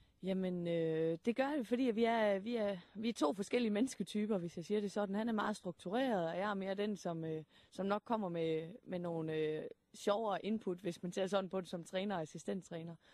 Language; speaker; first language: Danish; native; Danish